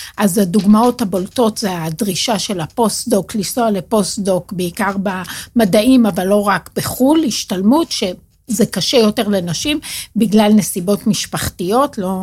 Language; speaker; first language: Hebrew; native; Hebrew